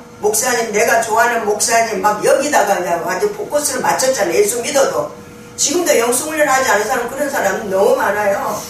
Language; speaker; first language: Korean; native; Korean